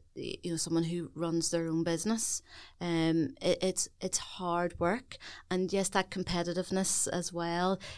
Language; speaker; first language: English; native; English